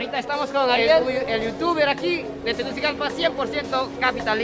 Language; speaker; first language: Spanish; non-native, fluent; Japanese